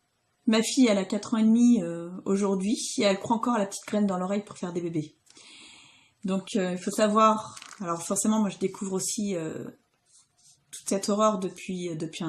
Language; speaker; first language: French; native; French